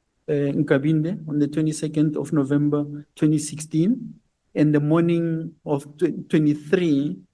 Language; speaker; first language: English; non-native, local second language; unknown